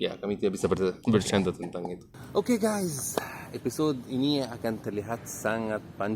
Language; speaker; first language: Indonesian; non-native, learner; Arabic